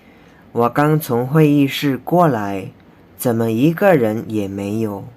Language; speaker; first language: Chinese; non-native, fluent; Indonesian